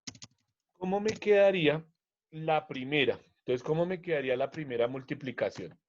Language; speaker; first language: Spanish; native; Spanish